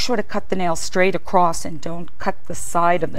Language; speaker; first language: English; native; English